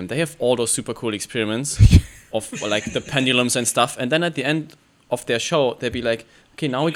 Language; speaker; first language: English; non-native, fluent; German